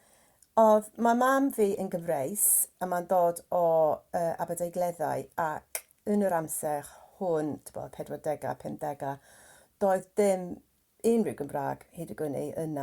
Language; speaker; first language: Welsh; non-native, fluent; English